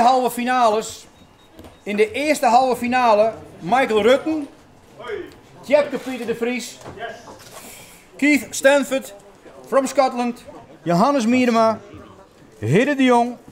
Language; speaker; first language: Dutch; non-native, local second language; Western Frisian